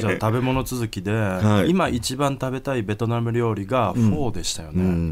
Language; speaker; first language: Japanese; native; Japanese